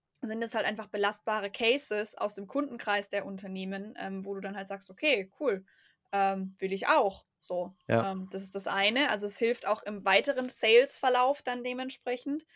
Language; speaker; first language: German; native; German